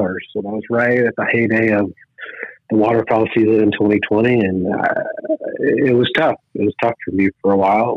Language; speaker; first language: English; native; English